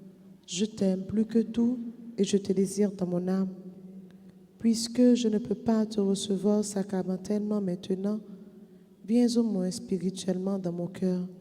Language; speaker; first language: French; non-native, local second language; Haitian Creole